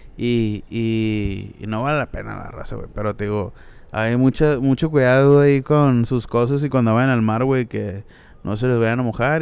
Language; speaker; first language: Spanish; native; Spanish